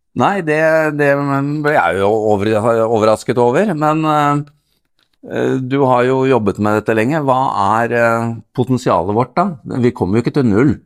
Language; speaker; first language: Norwegian; native; Norwegian